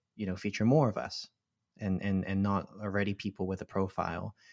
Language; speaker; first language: English; non-native, local second language; Cantonese